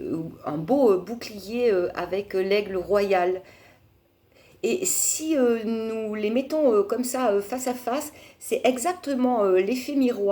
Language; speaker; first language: French; native; French